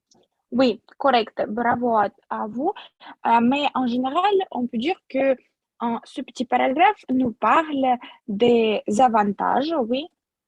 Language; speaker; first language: French; non-native, fluent; Russian